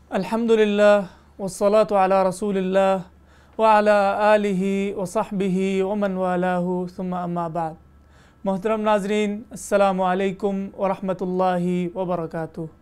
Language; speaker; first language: Urdu; native; Urdu